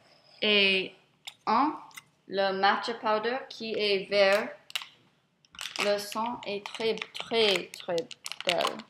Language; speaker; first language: French; non-native, learner; English